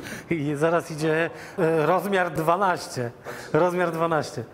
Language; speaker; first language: Polish; native; Polish